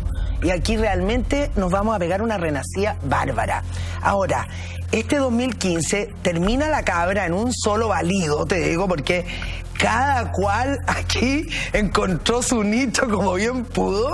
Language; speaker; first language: Spanish; native; Spanish